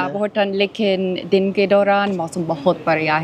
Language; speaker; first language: Hindi; non-native, learner; English